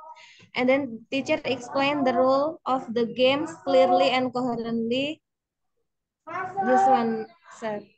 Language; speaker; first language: English; non-native, learner; Indonesian